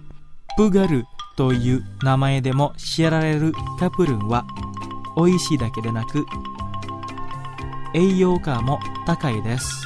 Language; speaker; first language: Japanese; non-native, fluent; Indonesian